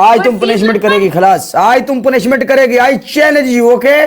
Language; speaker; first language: Hindi; non-native, local second language; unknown